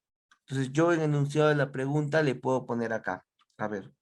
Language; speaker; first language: Spanish; native; Spanish